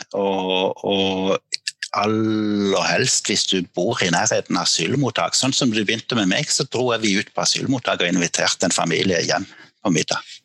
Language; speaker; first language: Norwegian; native; Norwegian